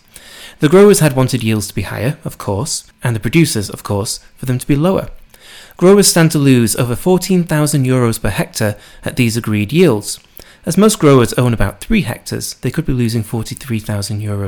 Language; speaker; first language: English; native; English